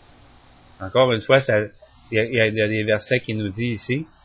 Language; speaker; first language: French; native; French